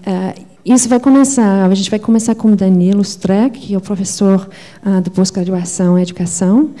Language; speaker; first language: Portuguese; non-native, fluent; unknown